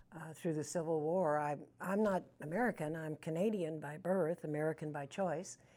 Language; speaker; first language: English; native; English